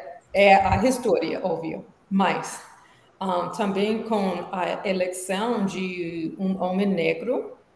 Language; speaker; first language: Portuguese; non-native, learner; English